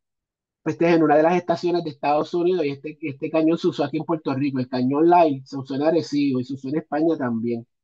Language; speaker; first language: Spanish; native; Spanish